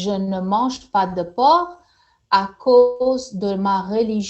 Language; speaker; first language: French; non-native, fluent; English